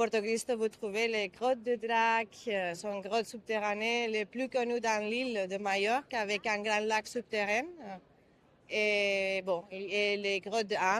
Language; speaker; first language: French; non-native, learner; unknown